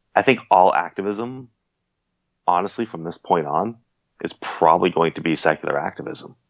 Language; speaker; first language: English; native; English